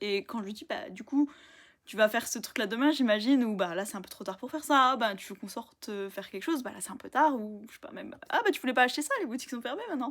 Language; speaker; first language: French; native; French